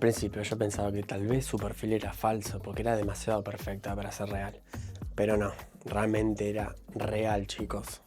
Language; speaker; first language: Spanish; native; Spanish